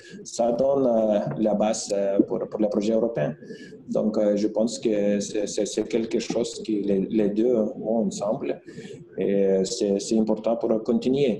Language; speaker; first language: French; non-native, fluent; Lithuanian